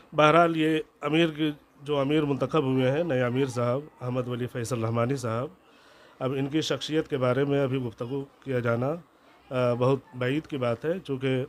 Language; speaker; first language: Hindi; native; Hindi